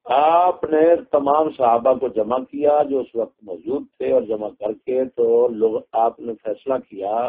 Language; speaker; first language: Urdu; non-native, local second language; Punjabi